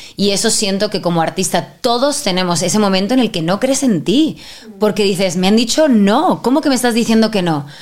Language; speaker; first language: Spanish; native; Spanish